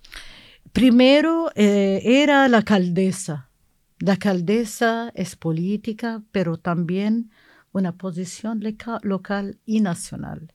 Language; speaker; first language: Spanish; non-native, learner; Arabic